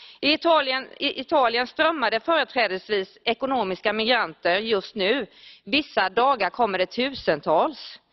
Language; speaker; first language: Swedish; native; Swedish